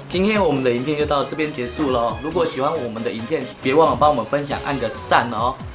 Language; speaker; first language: Chinese; native; Chinese